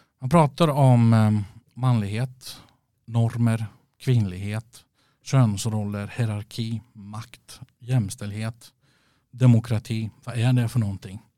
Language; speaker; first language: Swedish; early bilingual, other home language; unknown